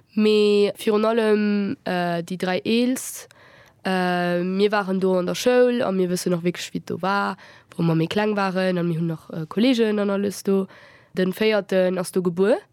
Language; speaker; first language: Luxembourgish; early bilingual, other home language; Spanish